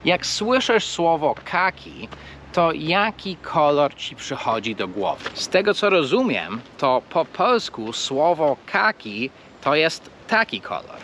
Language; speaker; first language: Polish; non-native, fluent; English